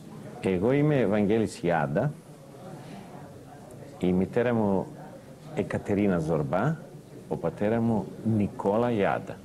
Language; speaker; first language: Greek; early bilingual, heritage; Serbian